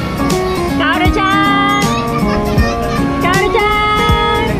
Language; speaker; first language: Japanese; non-native, fluent; Filipino